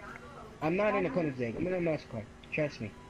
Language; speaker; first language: English; native; English